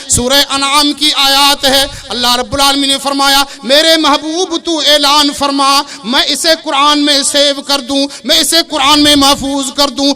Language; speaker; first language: Urdu; non-native, local second language; Baluchi